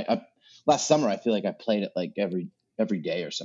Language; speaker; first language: English; native; English